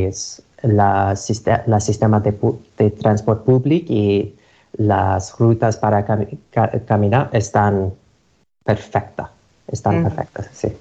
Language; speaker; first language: Catalan; non-native, learner; English